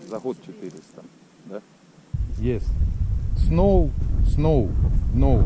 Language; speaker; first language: Russian; native; Russian